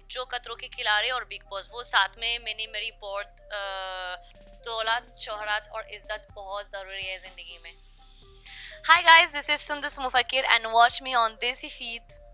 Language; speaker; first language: Hindi; non-native, learner; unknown